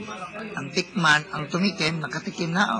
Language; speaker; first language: Filipino; non-native, local second language; Cebuano